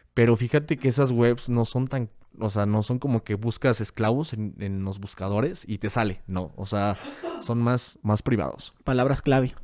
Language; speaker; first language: Spanish; native; Spanish